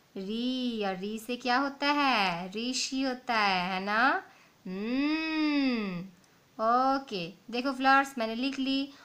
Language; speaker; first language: Hindi; non-native, local second language; Bangla